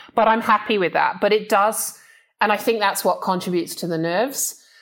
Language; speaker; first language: English; native; English